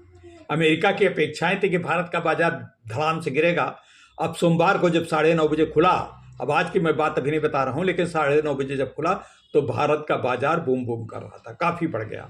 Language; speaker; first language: Hindi; native; Hindi